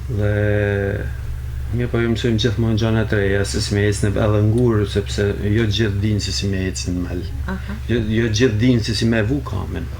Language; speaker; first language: Albanian; native; Albanian